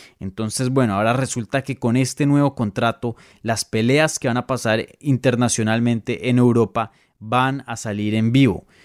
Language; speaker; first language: Spanish; native; Spanish